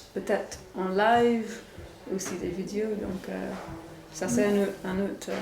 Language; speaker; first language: French; non-native, fluent; English